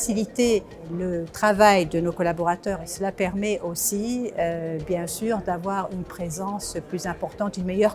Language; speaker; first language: French; non-native, local second language; Arabic